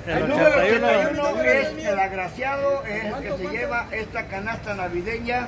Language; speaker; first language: Spanish; native; Spanish